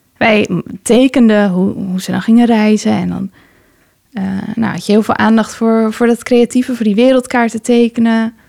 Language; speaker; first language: Dutch; early bilingual, other home language; Persian